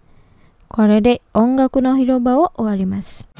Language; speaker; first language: Japanese; non-native, fluent; Indonesian